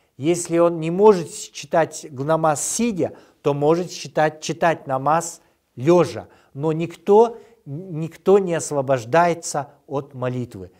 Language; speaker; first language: Russian; non-native, local second language; Kyrgyz